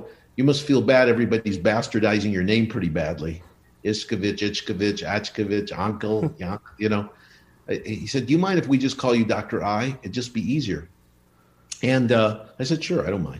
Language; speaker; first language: English; early bilingual, other home language; Spanish